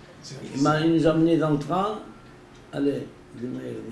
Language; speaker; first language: French; non-native, learner; Portuguese